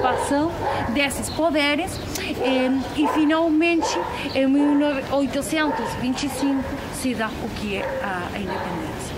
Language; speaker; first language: Portuguese; non-native, fluent; Spanish